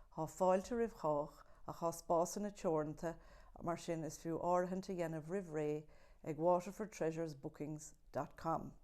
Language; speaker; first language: Irish; native; Irish